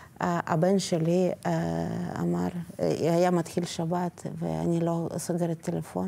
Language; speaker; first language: Hebrew; non-native, fluent; Russian